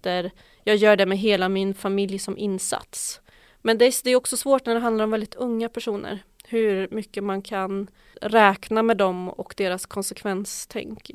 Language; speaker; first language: Swedish; native; Swedish